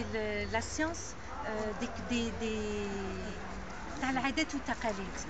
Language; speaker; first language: French; non-native, local second language; Arabic